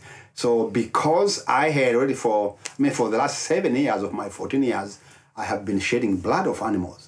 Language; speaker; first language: English; non-native, local second language; Kinyarwanda